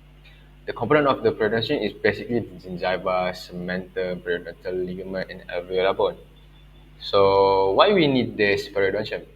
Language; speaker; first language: English; non-native, local second language; Malay